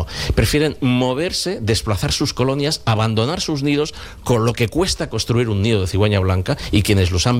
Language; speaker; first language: Spanish; native; Spanish